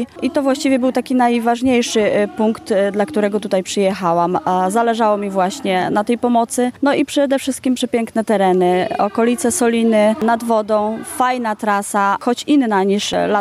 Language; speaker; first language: Polish; native; Polish